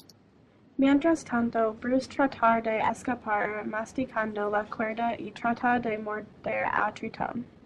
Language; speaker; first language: Spanish; non-native, learner; English